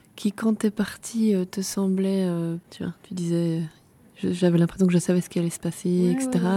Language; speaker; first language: French; non-native, fluent; Chinese